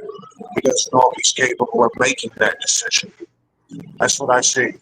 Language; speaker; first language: English; native; English